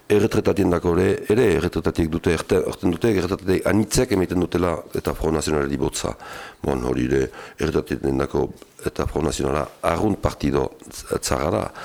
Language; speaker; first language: Basque; native; Basque